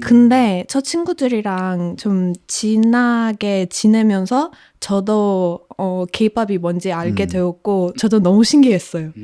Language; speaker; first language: Korean; non-native, fluent; Polish